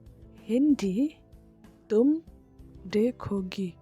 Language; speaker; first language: Hindi; non-native, learner; Khasi